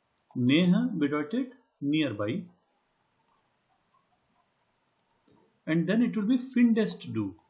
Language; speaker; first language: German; non-native, learner; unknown